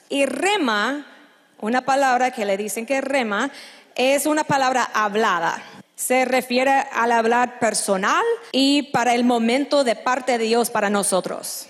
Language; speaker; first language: Spanish; non-native, fluent; English